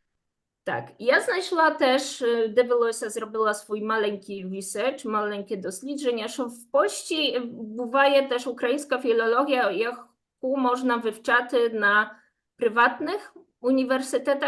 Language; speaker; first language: Ukrainian; non-native, fluent; Polish